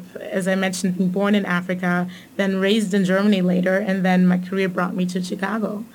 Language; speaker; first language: English; non-native, fluent; German